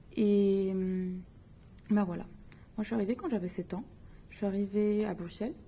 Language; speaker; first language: French; early bilingual, other home language; Spanish